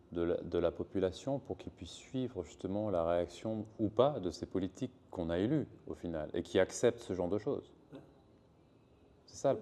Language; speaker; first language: French; native; French